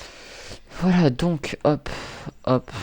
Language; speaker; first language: French; native; French